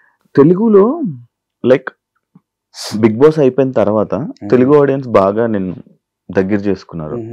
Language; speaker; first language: Telugu; native; Telugu